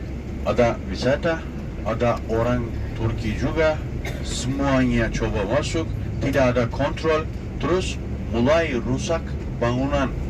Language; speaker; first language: Indonesian; non-native, fluent; Turkish